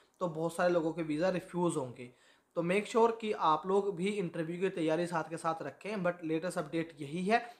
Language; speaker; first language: Hindi; native; Hindi